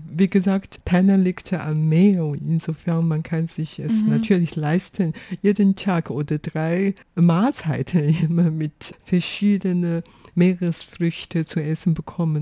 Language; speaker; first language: German; non-native, fluent; Chinese